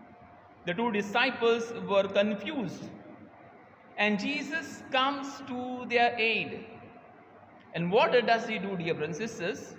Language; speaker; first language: English; non-native, local second language; Marathi